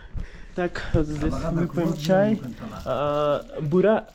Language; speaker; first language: Russian; non-native, learner; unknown